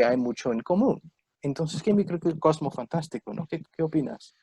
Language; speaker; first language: Spanish; non-native, fluent; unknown